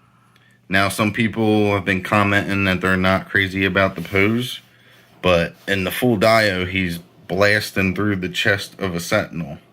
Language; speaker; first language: English; native; English